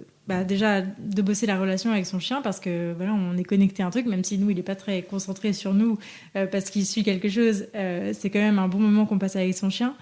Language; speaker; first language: French; native; French